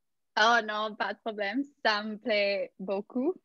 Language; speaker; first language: French; non-native, fluent; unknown